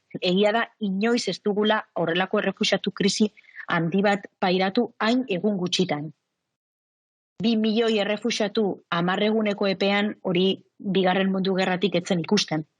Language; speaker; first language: Basque; native; Basque